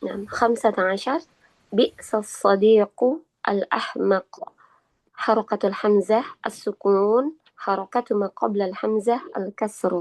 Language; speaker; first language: Arabic; non-native, learner; Indonesian